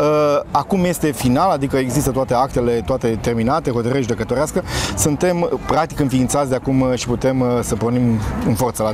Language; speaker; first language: Romanian; native; Romanian